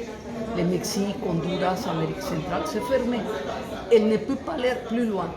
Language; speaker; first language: French; non-native, fluent; Spanish